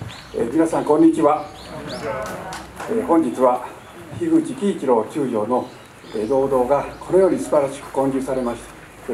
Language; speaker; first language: Japanese; native; Japanese